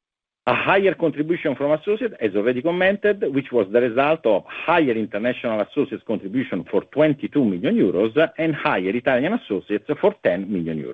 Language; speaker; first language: English; non-native, fluent; Italian